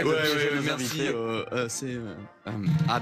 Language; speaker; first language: French; non-native, fluent; English